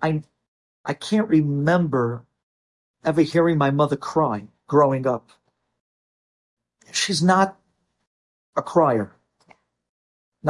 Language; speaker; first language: English; native; English